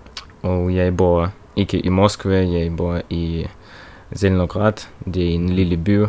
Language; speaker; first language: Norwegian; non-native, learner; Russian